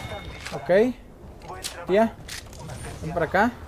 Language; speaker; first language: Spanish; native; Spanish